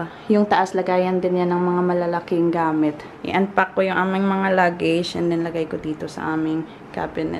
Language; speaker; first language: Filipino; non-native, local second language; Hiligaynon